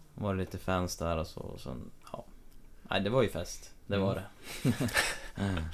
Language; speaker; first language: Swedish; native; Swedish